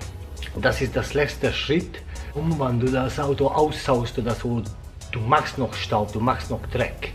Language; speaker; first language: German; non-native, fluent; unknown